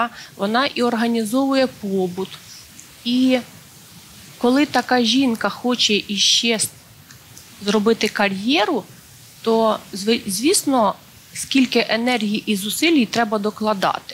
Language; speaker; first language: Ukrainian; native; Ukrainian